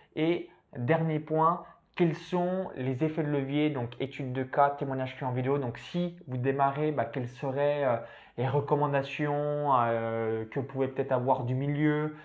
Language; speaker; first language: French; native; French